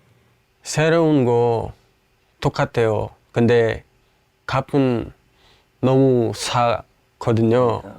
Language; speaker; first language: Korean; non-native, learner; Indonesian